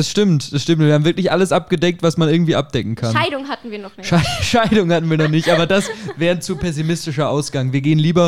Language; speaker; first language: German; native; German